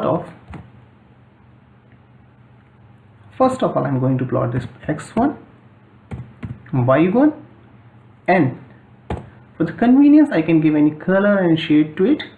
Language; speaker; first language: English; non-native, local second language; Hindi